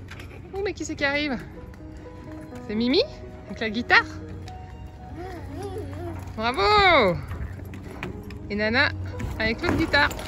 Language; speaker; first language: French; native; French